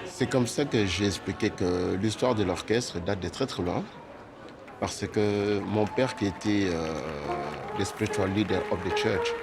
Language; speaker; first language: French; non-native, local second language; Lingala